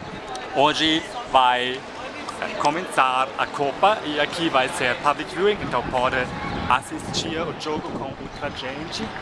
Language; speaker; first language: Portuguese; non-native, fluent; German